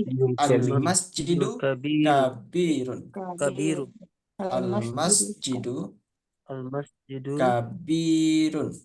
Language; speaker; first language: Arabic; non-native, fluent; Indonesian